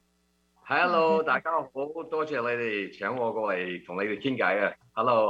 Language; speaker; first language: Cantonese; early bilingual, heritage; Cantonese